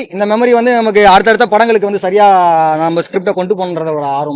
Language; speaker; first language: Tamil; native; Tamil